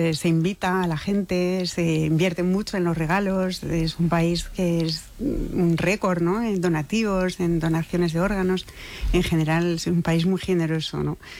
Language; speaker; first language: Spanish; non-native, fluent; French